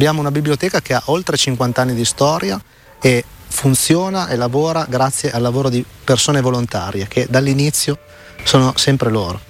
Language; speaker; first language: Italian; native; Italian